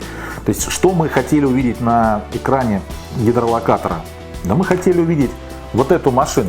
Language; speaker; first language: Russian; native; Russian